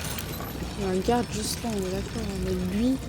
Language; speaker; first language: French; native; French